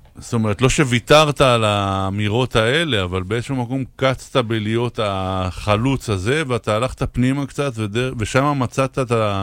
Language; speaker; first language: Hebrew; native; Hebrew